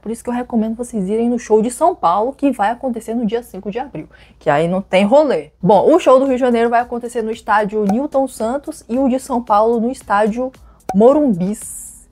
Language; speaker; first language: Portuguese; native; Portuguese